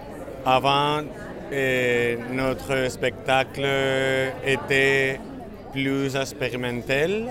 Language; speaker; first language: French; non-native, learner; Spanish